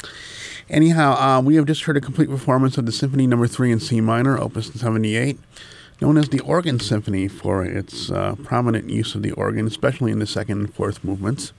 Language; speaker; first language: English; native; English